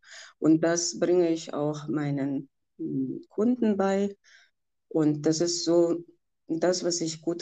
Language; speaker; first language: German; non-native, fluent; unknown